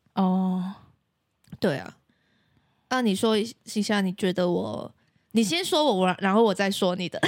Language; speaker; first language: Chinese; non-native, local second language; Cantonese